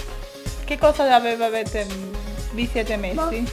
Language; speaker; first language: Italian; non-native, fluent; Spanish